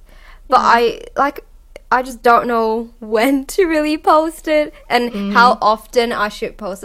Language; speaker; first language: English; non-native, local second language; Cantonese